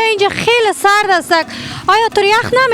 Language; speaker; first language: Persian; native; Persian